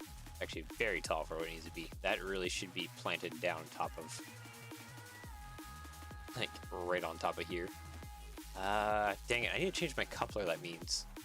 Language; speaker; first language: English; native; English